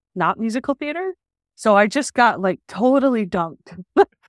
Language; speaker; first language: English; native; English